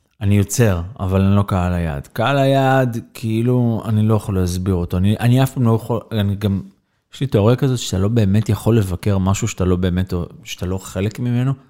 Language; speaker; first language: Hebrew; native; Hebrew